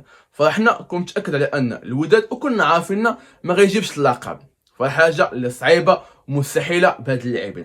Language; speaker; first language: Arabic; native; Arabic